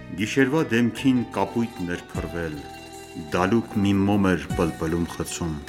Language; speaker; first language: Armenian; early bilingual, heritage; Armenian